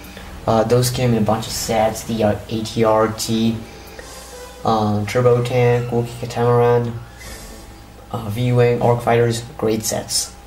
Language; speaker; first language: English; native; English